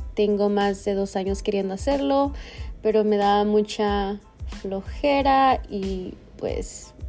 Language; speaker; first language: Spanish; early bilingual, heritage; Spanish